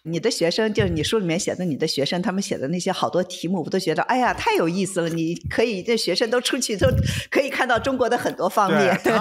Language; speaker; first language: Chinese; native; Chinese